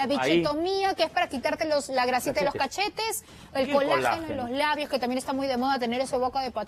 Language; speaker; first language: Spanish; native; Spanish